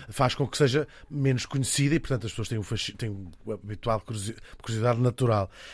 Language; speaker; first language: Portuguese; native; Portuguese